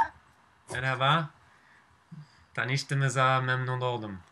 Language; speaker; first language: Turkish; non-native, learner; English